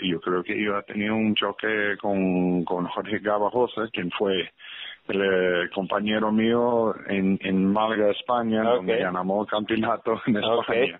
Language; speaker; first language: Spanish; early bilingual, heritage; English